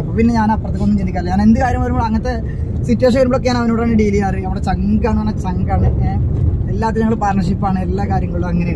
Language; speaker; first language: Malayalam; native; Malayalam